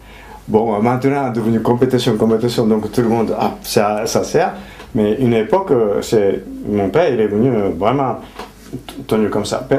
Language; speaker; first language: French; non-native, fluent; Japanese